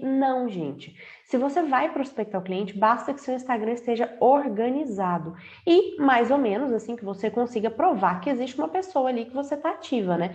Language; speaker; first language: Portuguese; native; Portuguese